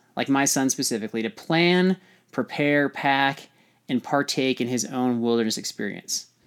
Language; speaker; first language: English; native; English